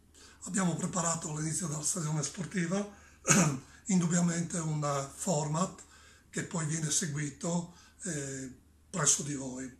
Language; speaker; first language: Italian; native; Italian